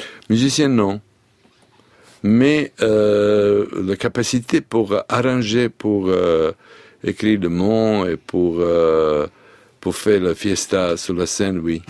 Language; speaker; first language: French; non-native, learner; Serbian